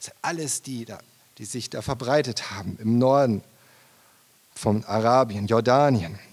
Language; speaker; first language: German; native; German